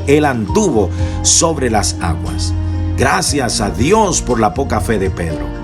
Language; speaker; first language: Spanish; native; Spanish